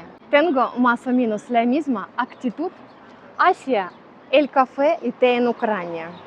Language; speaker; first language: Spanish; non-native, learner; Ukrainian